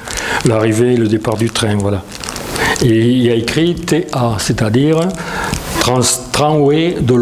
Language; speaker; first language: French; native; French